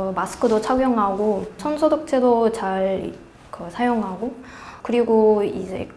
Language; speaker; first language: Korean; non-native, fluent; Kazakh